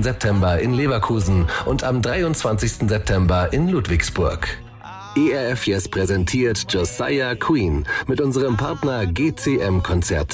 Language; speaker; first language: German; native; German